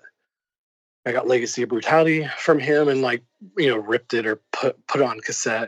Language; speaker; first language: English; native; English